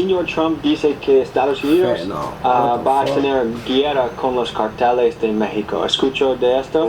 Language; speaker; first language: Spanish; non-native, learner; English